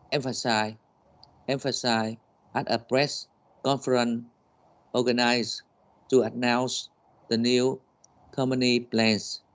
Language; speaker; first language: English; non-native, learner; Vietnamese